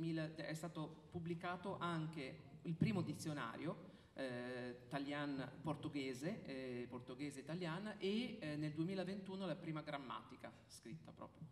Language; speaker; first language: Italian; native; Italian